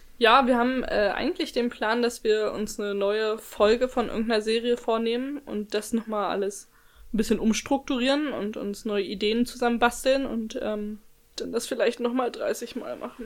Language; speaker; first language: German; native; German